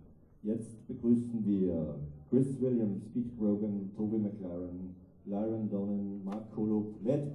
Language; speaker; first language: German; native; German